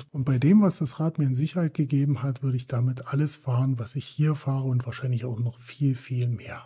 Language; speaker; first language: German; native; German